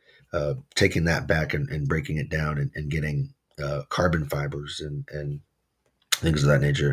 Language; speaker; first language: English; native; English